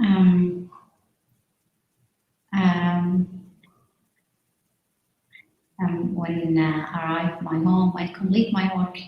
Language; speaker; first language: English; non-native, learner; Arabic